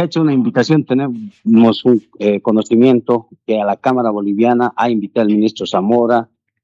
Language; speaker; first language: Spanish; native; Spanish